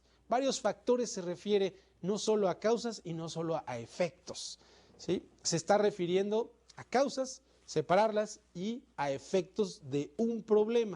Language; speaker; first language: Spanish; native; Spanish